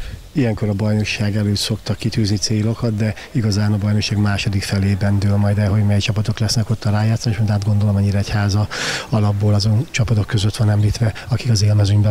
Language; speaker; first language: Hungarian; native; Hungarian